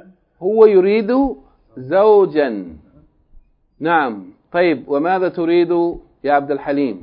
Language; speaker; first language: Arabic; non-native, fluent; English